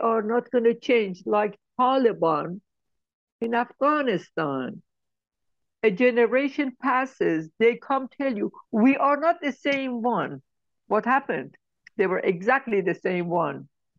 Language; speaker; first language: English; non-native, fluent; Persian